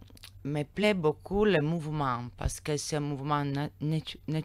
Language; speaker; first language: French; non-native, learner; Italian